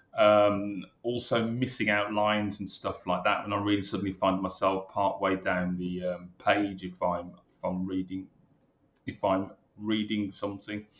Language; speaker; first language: English; native; English